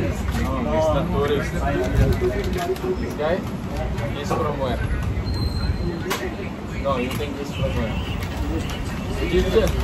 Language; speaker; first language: English; non-native, local second language; Filipino